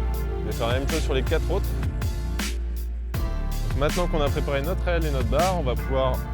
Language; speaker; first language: French; native; French